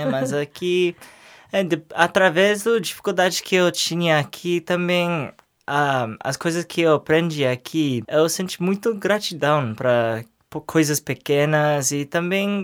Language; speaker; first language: Portuguese; non-native, learner; English